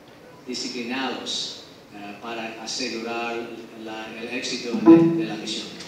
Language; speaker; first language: Spanish; non-native, fluent; English